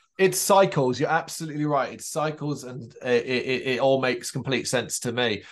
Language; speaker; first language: English; native; English